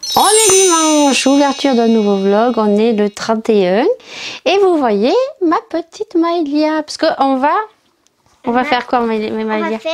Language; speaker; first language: French; native; French